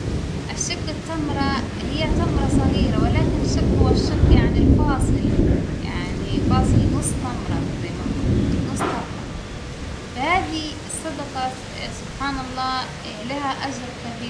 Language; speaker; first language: Arabic; native; Arabic